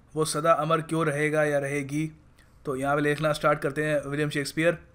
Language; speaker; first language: Hindi; native; Hindi